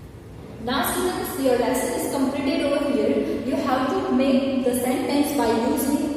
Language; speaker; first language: English; non-native, local second language; Hindi